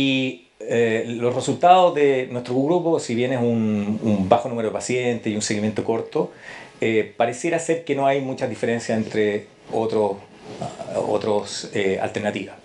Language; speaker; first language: Spanish; native; Spanish